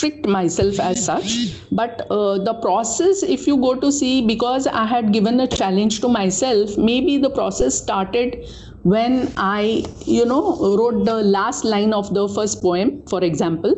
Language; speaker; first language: English; non-native, local second language; Marathi